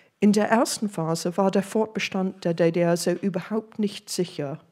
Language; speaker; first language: German; non-native, fluent; English